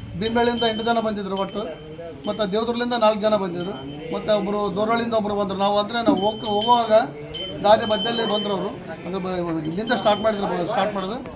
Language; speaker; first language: Kannada; native; Kannada